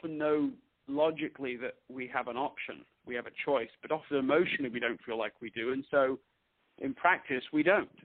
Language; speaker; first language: English; native; English